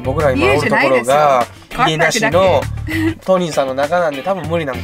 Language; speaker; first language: Japanese; native; Japanese